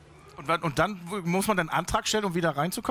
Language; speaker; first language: German; native; German